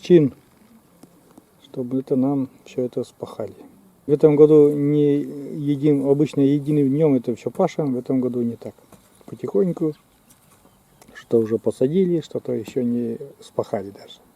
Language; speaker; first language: Russian; native; Russian